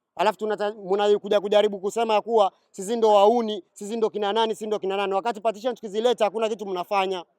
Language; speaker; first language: Swahili; native; Swahili